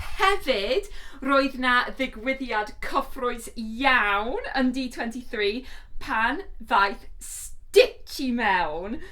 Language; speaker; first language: Welsh; non-native, learner; English